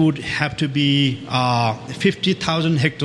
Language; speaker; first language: English; non-native, local second language; Sherpa